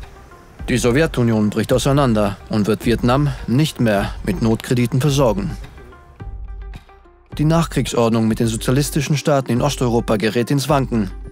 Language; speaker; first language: German; native; German